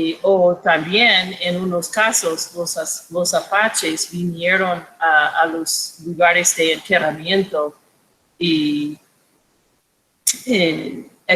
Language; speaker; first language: Spanish; non-native, fluent; English